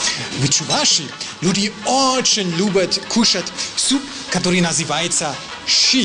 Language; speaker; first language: Russian; non-native, learner; German